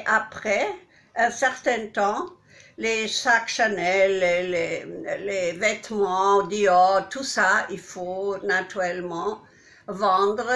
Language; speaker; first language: French; non-native, fluent; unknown